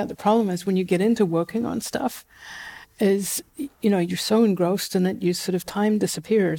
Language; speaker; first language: English; native; English